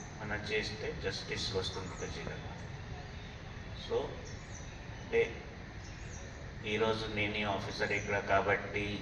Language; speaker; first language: Telugu; non-native, local second language; Hindi